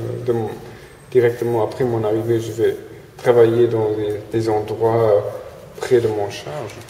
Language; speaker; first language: French; non-native, fluent; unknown